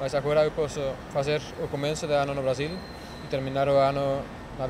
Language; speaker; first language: Portuguese; non-native, learner; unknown